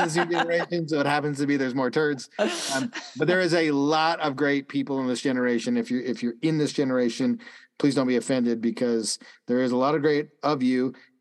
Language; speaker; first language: English; native; English